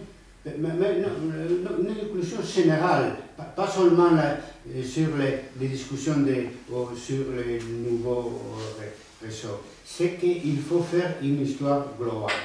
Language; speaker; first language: French; non-native, fluent; Spanish